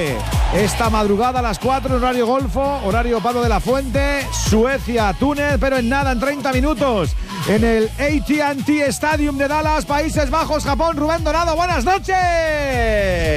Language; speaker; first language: Spanish; native; Spanish